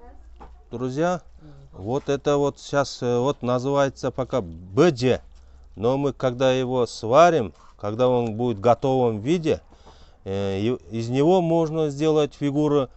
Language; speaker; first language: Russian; non-native, local second language; Kyrgyz